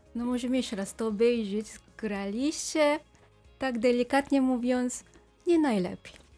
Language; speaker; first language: Polish; non-native, fluent; Korean